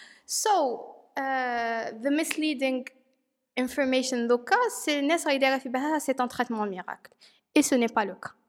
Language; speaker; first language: French; non-native, local second language; Arabic